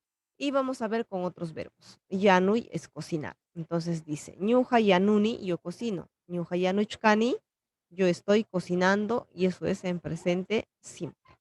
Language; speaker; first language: Spanish; non-native, local second language; Quechua